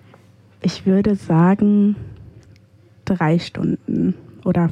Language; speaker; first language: German; early bilingual, other home language; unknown